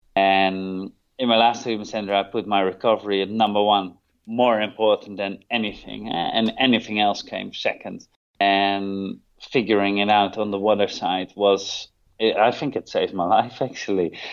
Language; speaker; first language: English; non-native, fluent; Dutch